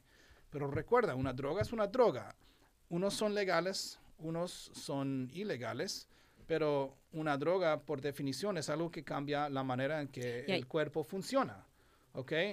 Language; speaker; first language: Spanish; non-native, fluent; English